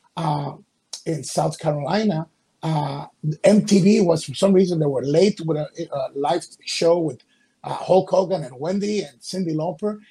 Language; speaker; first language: English; early bilingual, other home language; Spanish